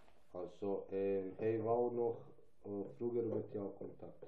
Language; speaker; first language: Dutch; non-native, local second language; Albanian